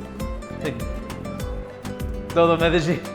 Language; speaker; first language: Spanish; non-native, learner; English